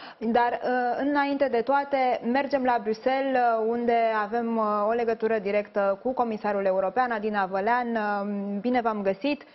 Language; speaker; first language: Romanian; native; Romanian